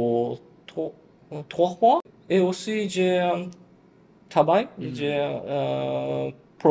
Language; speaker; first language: French; non-native, learner; Japanese